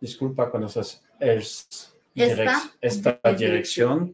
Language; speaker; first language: Spanish; non-native, learner; French